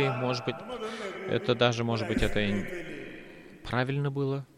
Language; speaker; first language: Russian; non-native, fluent; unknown